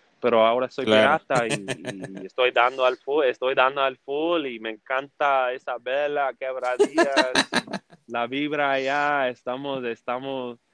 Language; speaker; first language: Spanish; early bilingual, heritage; English